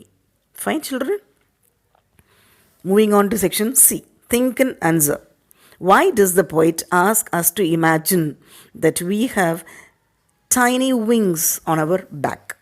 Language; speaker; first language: English; non-native, local second language; Tamil